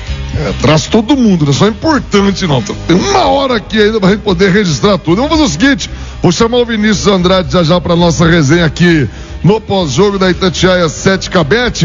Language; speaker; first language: Portuguese; native; Portuguese